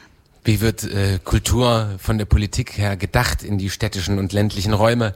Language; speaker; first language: German; native; German